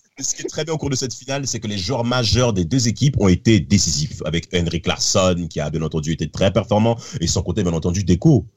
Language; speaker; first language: French; native; French